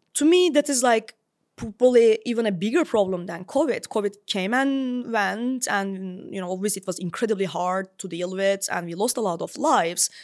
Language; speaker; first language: English; non-native, fluent; Turkish